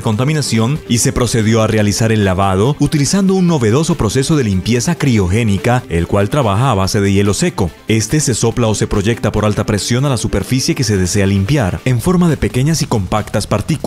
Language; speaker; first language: Spanish; native; Spanish